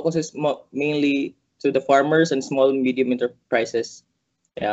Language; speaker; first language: English; non-native, local second language; Cebuano